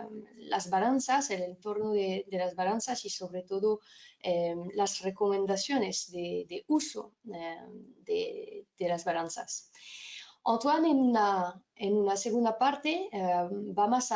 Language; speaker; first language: Spanish; non-native, fluent; French